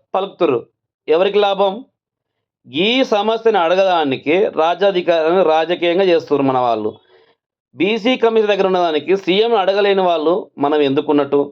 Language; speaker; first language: Telugu; native; Telugu